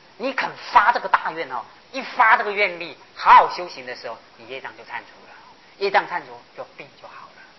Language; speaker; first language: Chinese; non-native, local second language; Hakka Chinese